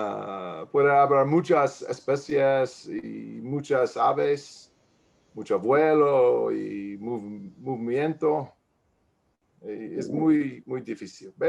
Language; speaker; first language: Spanish; non-native, learner; English